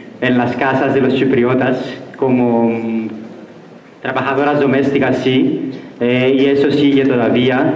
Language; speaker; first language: Spanish; non-native, fluent; Greek